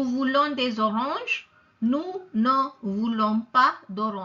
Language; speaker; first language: French; non-native, fluent; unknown